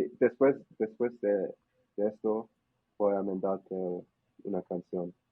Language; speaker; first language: Spanish; non-native, learner; English